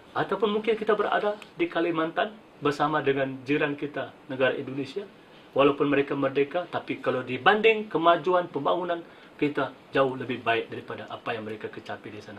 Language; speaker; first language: Malay; native; Malay